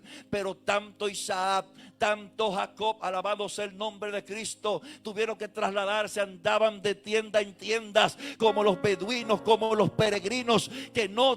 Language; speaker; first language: Spanish; native; Spanish